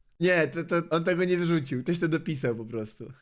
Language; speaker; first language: Polish; native; Polish